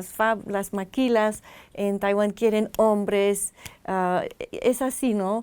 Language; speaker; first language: Spanish; non-native, fluent; French